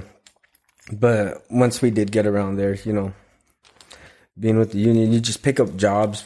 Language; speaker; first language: English; early bilingual, other home language; Spanish